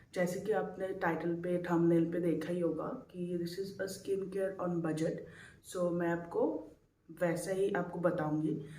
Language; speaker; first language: Hindi; non-native, local second language; Assamese